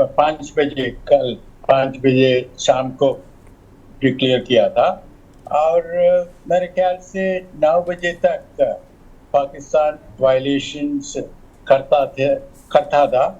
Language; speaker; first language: Hindi; non-native, local second language; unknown